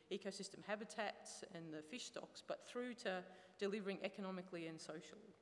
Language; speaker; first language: English; native; English